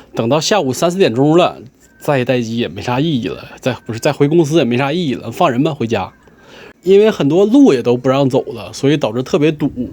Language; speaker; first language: Chinese; native; Chinese